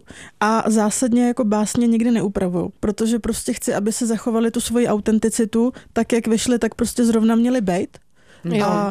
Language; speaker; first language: Czech; native; Czech